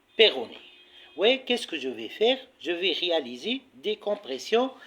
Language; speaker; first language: French; non-native, local second language; Arabic